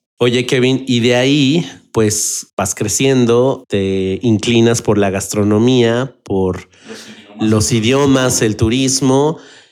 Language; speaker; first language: Spanish; native; Spanish